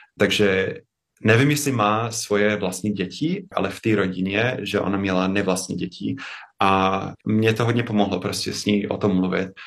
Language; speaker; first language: Czech; non-native, fluent; English